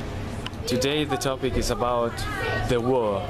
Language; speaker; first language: English; non-native, fluent; Italian